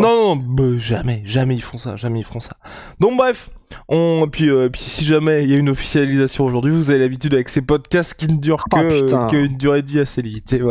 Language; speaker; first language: French; native; French